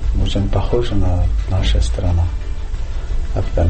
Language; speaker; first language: Russian; non-native, learner; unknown